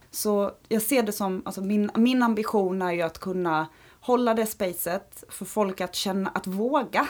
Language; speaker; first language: Swedish; early bilingual, other home language; Romanian